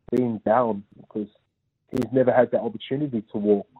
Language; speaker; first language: English; native; English